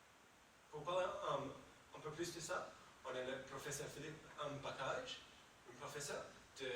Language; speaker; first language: French; non-native, learner; English